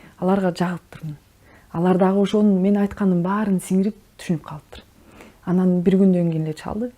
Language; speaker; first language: Kyrgyz; native; Kyrgyz